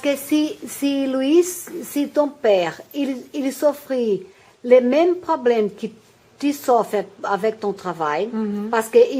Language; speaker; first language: French; non-native, learner; Portuguese